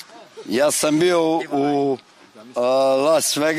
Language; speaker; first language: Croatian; non-native, learner; Portuguese